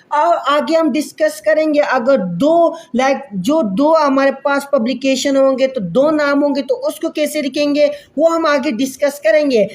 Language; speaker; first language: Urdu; native; Urdu